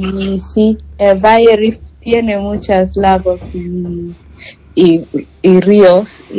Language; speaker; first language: Spanish; non-native, learner; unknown